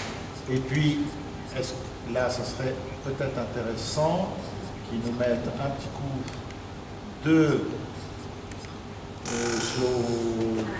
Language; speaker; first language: French; native; French